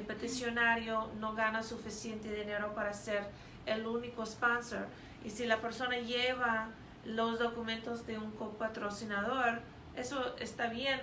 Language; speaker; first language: Spanish; non-native, fluent; English